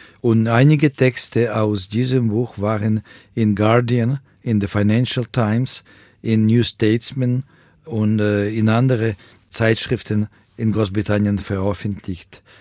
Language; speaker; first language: German; non-native, fluent; Russian